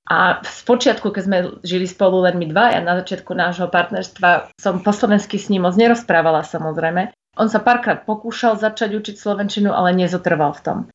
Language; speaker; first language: Slovak; native; Slovak